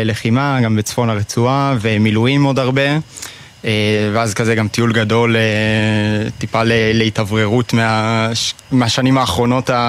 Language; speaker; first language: Hebrew; native; Hebrew